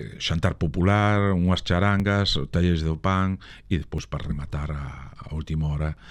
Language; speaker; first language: Galician; native; Galician